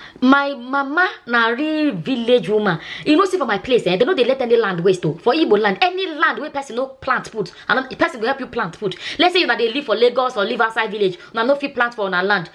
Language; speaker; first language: Nigerian Pidgin; non-native, local second language; Igbo